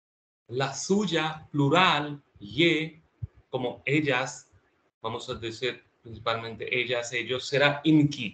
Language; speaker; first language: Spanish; non-native, fluent; Hindi